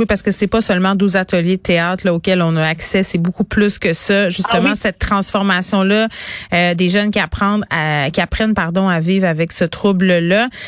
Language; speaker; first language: French; native; French